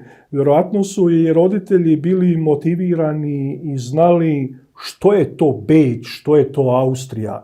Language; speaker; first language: Bosnian; native; Bosnian